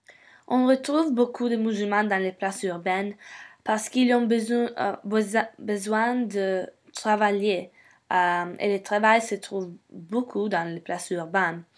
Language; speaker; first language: French; non-native, learner; English